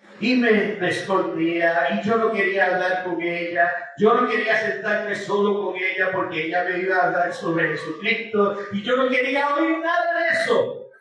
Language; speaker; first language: Spanish; early bilingual, heritage; Spanish